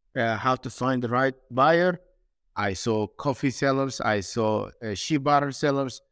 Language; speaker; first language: English; non-native, fluent; Somali